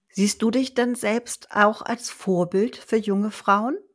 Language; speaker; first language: German; native; German